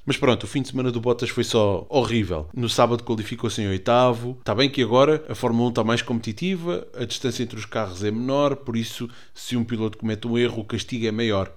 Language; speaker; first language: Portuguese; native; Portuguese